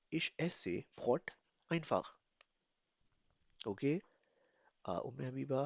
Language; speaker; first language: German; non-native, fluent; Urdu